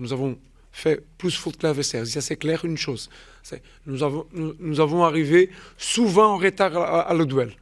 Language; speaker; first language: French; non-native, fluent; Portuguese